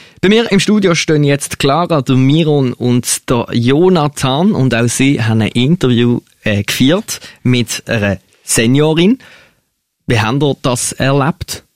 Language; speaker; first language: German; native; German